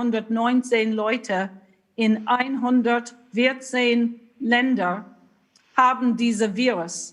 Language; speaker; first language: German; non-native, fluent; English